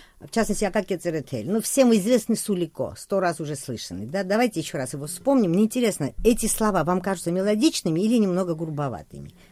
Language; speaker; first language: Russian; non-native, local second language; Georgian